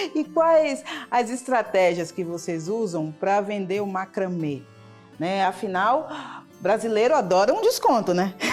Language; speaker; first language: Portuguese; native; Portuguese